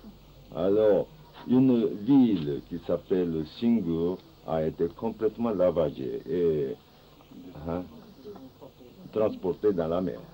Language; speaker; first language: French; non-native, fluent; Japanese